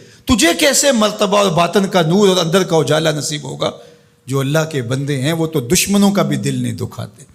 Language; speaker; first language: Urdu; non-native, local second language; Punjabi